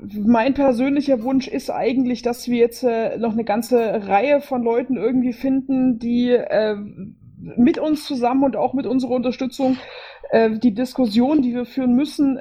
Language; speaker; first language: German; native; German